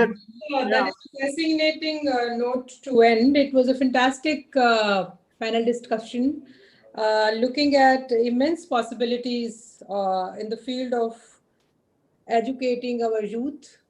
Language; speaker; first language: English; non-native, local second language; Hindi